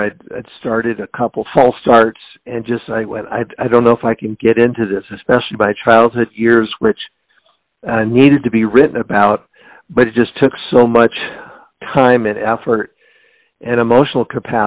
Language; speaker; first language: English; native; English